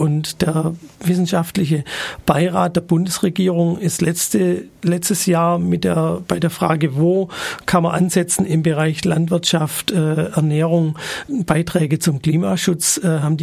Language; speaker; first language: German; native; German